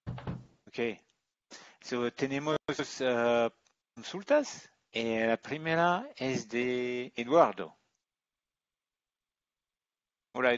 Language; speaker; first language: Spanish; non-native, learner; English